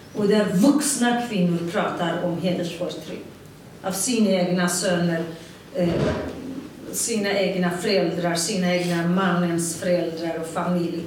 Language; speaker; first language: Swedish; non-native, fluent; Kurdish